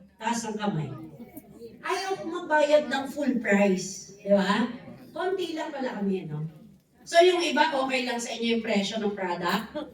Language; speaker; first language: Filipino; native; Filipino